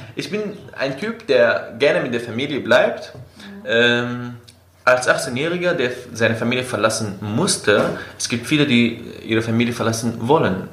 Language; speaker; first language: German; non-native, fluent; Kurdish